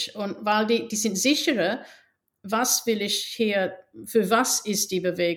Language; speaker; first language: German; non-native, fluent; English